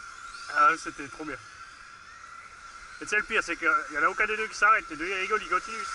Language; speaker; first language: French; native; French